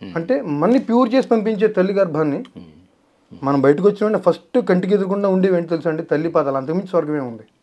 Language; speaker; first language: Telugu; native; Telugu